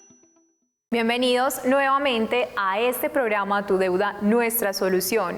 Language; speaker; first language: Spanish; native; Spanish